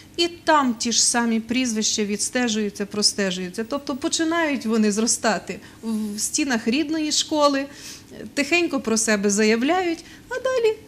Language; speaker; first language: Ukrainian; native; Ukrainian